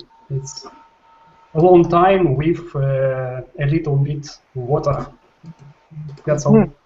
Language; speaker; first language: English; non-native, learner; Russian